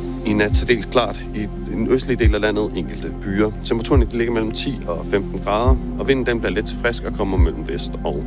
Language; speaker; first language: Danish; native; Danish